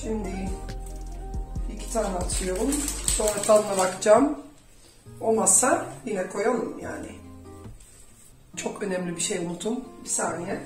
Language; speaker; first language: Turkish; non-native, fluent; Dutch